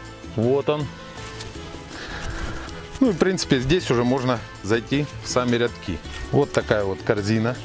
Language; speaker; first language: Russian; native; Russian